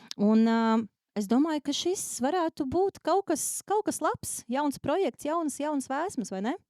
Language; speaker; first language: Latvian; native; Latvian